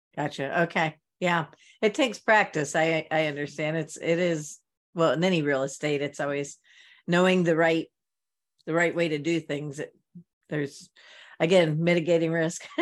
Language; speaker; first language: English; native; English